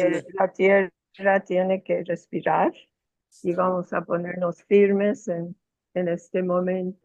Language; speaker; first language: Spanish; non-native, fluent; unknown